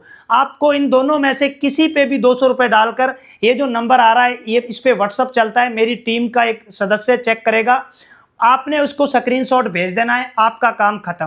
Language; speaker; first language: Hindi; native; Hindi